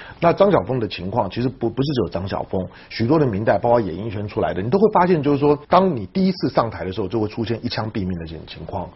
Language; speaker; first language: Chinese; native; Chinese